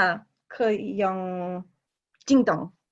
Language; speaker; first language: Chinese; non-native, learner; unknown